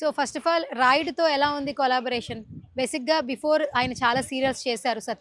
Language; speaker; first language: Telugu; native; Telugu